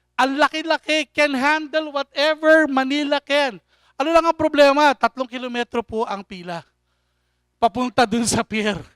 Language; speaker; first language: Filipino; native; Filipino